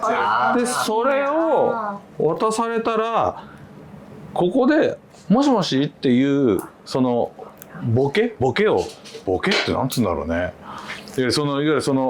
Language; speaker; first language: Japanese; native; Japanese